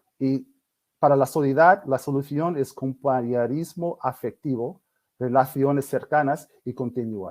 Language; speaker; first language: Spanish; non-native, fluent; English